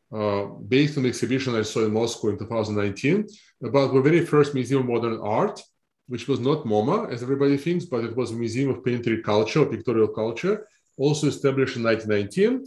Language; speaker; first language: English; non-native, fluent; Russian